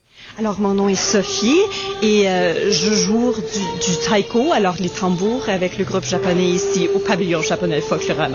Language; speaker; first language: French; non-native, local second language; English